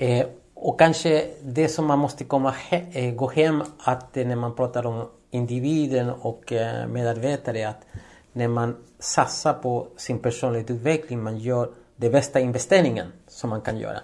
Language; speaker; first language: Swedish; non-native, fluent; Spanish